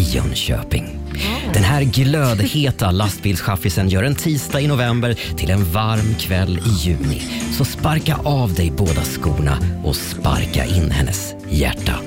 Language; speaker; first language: Swedish; native; Swedish